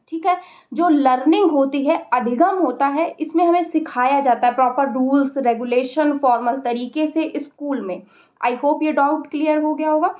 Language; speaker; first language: Hindi; native; Hindi